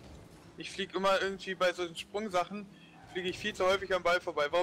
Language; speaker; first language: German; native; German